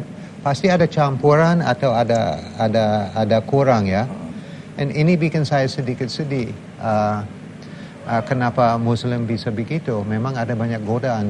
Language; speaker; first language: Indonesian; non-native, learner; English